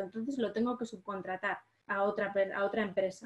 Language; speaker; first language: Spanish; native; Spanish